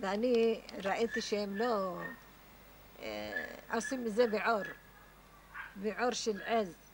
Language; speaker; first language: Hebrew; non-native, fluent; Arabic